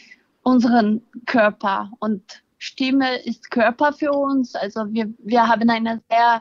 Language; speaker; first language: German; non-native, fluent; Portuguese